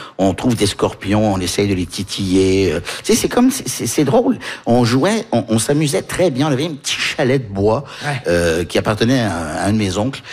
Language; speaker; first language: French; early bilingual, heritage; French